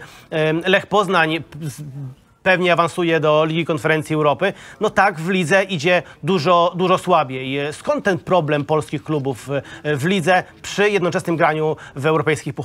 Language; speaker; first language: Polish; native; Polish